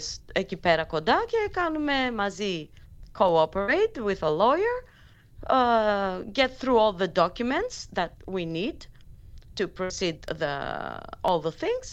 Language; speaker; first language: English; non-native, fluent; Greek